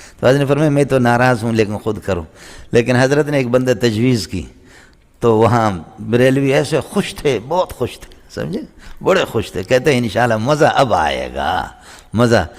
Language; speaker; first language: Urdu; non-native, local second language; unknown